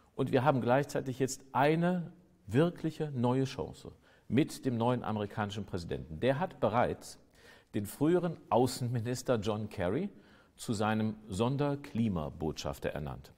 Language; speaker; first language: German; native; German